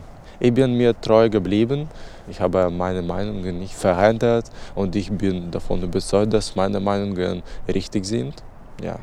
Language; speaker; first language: German; non-native, learner; Belarusian